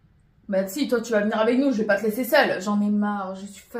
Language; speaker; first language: French; native; French